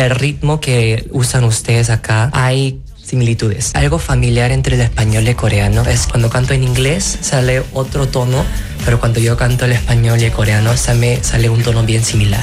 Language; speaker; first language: Spanish; non-native, fluent; Korean